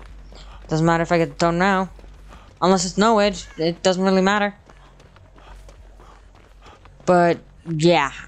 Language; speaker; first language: English; native; English